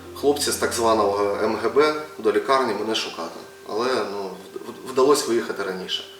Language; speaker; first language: Ukrainian; native; Ukrainian